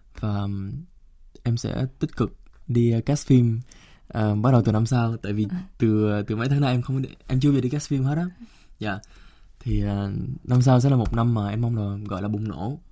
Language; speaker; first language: Vietnamese; early bilingual, heritage; Vietnamese